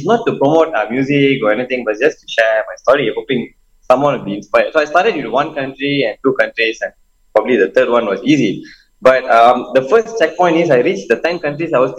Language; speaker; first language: English; non-native, local second language; Tamil